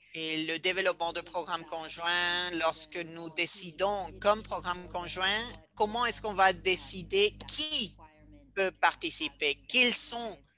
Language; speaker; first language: French; non-native, fluent; Spanish